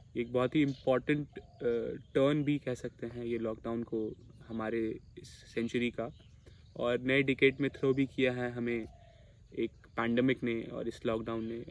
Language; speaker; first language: Hindi; non-native, local second language; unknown